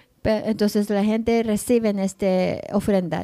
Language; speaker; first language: Spanish; non-native, learner; Japanese